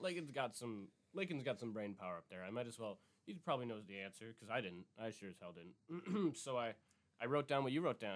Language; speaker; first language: English; native; English